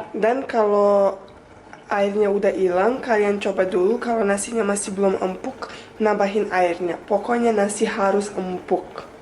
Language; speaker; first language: Indonesian; non-native, fluent; Bosnian